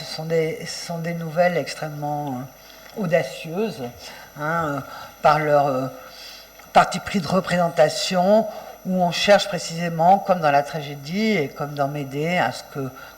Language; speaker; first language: French; native; French